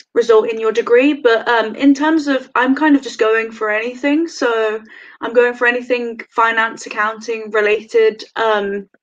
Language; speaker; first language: English; native; English